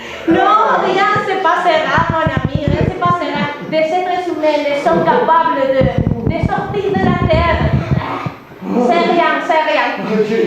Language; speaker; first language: French; non-native, learner; Spanish